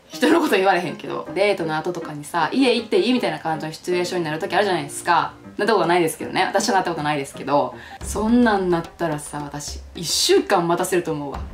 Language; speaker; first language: Japanese; native; Japanese